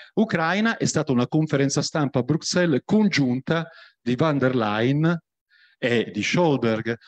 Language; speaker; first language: Italian; native; Italian